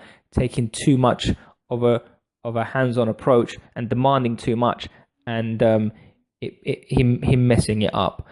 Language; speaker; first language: English; native; English